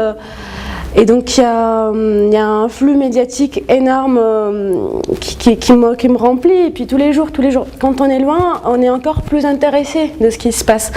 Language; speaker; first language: French; non-native, local second language; Arabic